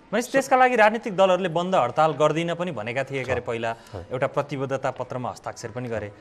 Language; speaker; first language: Nepali; native; Nepali